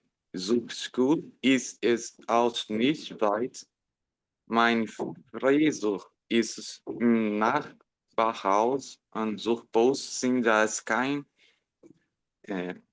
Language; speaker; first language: German; non-native, learner; Portuguese